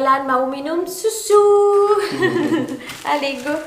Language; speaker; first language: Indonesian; non-native, learner; French